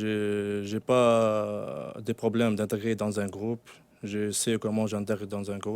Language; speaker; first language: French; non-native, local second language; Arabic